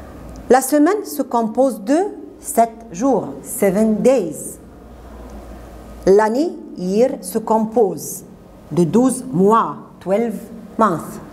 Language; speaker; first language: French; non-native, fluent; Arabic